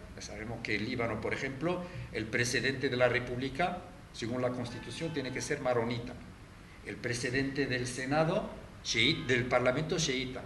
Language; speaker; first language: Spanish; non-native, fluent; Arabic